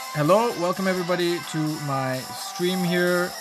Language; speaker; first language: English; non-native, fluent; German